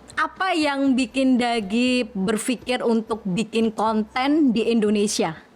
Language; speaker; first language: Indonesian; native; Indonesian